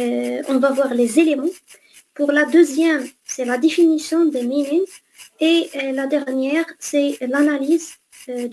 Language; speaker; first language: French; non-native, fluent; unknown